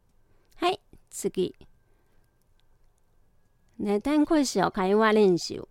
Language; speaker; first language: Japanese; non-native, fluent; Chinese